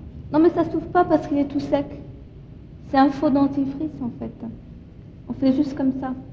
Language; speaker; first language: French; native; French